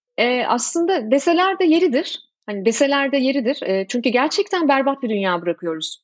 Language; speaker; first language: Turkish; native; Turkish